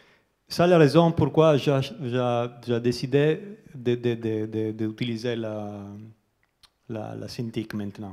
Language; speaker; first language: French; non-native, learner; Italian